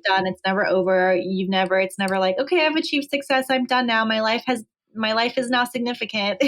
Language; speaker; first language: English; native; English